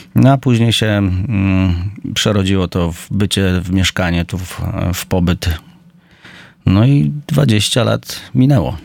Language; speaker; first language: Polish; native; Polish